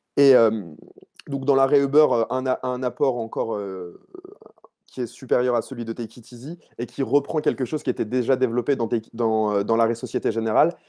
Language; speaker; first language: French; native; French